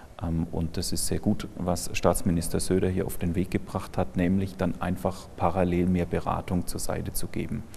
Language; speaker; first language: German; native; German